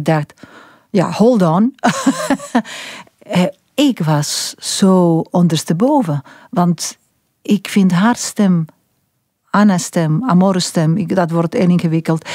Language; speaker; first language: Dutch; non-native, fluent; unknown